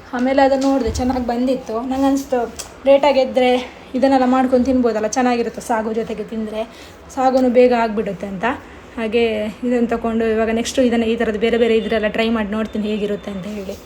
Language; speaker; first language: Kannada; non-native, local second language; Tulu